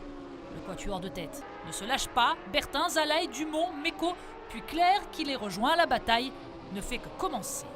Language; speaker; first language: French; native; French